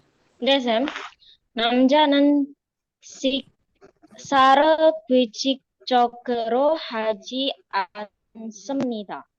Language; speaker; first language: Korean; non-native, learner; Indonesian